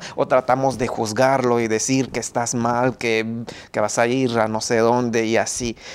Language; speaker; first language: Spanish; non-native, fluent; Romanian